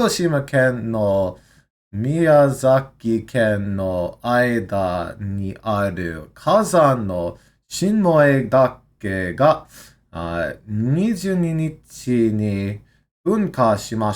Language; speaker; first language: Japanese; non-native, learner; English